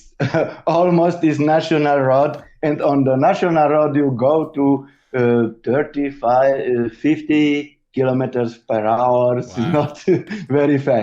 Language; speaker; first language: English; non-native, learner; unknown